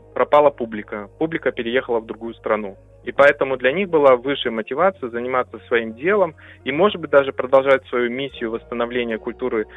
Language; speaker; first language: Russian; non-native, local second language; German